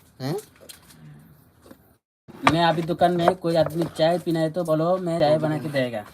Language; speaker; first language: Hindi; non-native, learner; Bangla